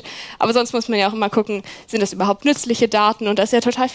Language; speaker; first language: German; native; German